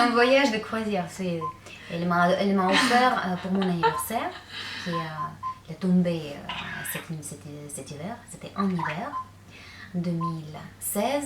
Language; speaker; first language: French; non-native, fluent; Russian